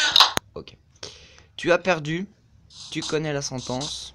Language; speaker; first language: French; native; French